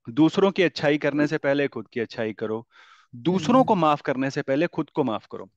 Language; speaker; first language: Hindi; native; Hindi